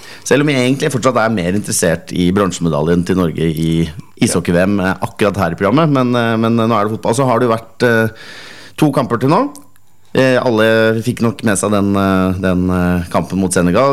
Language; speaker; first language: Norwegian; native; Norwegian